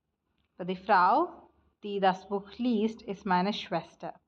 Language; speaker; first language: German; non-native, learner; Malayalam